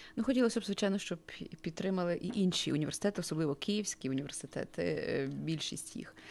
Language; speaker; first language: Ukrainian; early bilingual, heritage; Ukrainian